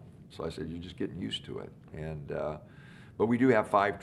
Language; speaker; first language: English; native; English